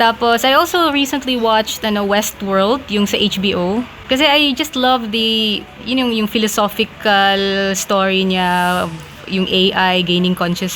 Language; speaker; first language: Filipino; non-native, local second language; Cebuano